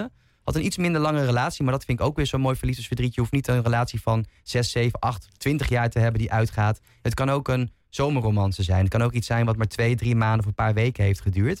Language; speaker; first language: Dutch; native; Dutch